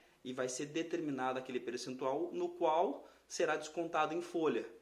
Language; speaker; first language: Portuguese; native; Portuguese